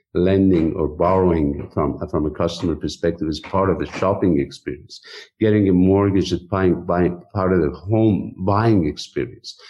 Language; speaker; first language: English; non-native, fluent; Persian